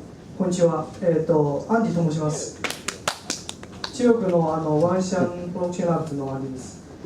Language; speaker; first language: Japanese; non-native, fluent; Chinese